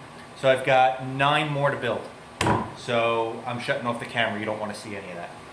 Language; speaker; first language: English; native; English